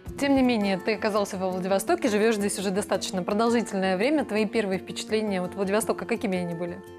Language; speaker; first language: Russian; native; Russian